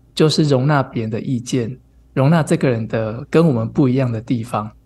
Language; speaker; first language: Chinese; native; Chinese